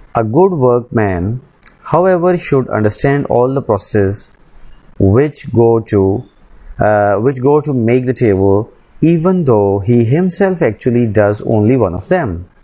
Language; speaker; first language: English; non-native, local second language; Urdu